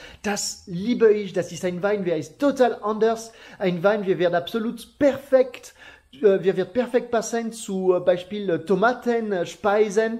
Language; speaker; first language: German; non-native, learner; French